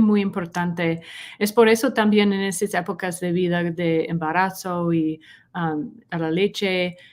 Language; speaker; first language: Spanish; non-native, learner; English